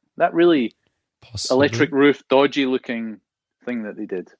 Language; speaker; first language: English; native; English